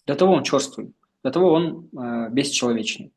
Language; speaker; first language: Russian; non-native, local second language; Kazakh